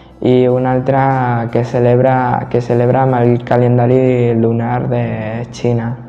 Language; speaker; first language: Spanish; early bilingual, other home language; Chinese